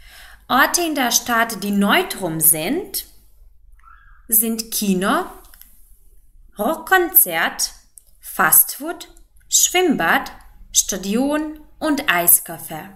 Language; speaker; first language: German; non-native, fluent; Macedonian